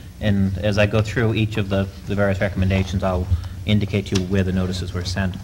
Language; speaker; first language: English; native; English